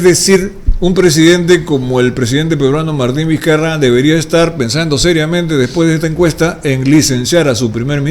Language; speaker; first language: Spanish; native; Spanish